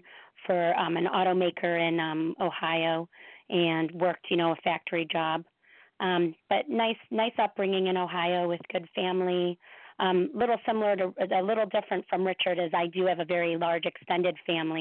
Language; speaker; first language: English; native; English